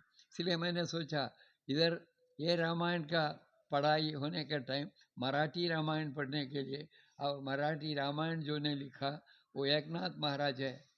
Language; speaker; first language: Hindi; non-native, local second language; Malayalam